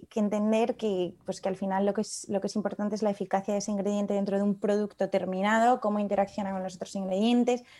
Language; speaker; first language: Spanish; native; Spanish